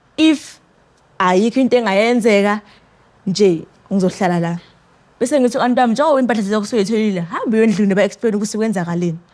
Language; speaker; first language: Zulu; non-native, local second language; Tsonga